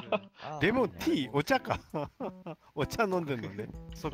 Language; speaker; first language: Japanese; native; Japanese